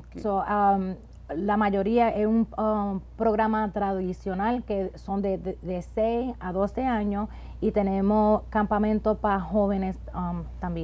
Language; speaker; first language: Spanish; early bilingual, heritage; Spanish